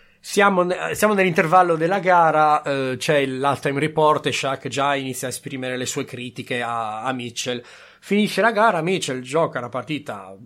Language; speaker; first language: Italian; native; Italian